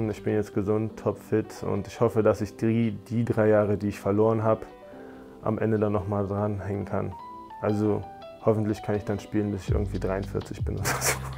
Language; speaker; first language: German; native; German